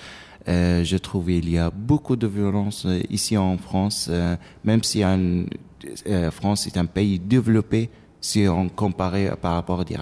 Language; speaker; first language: French; non-native, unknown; Arabic